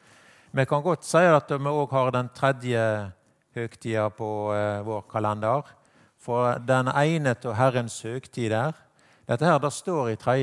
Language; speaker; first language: Norwegian; native; Norwegian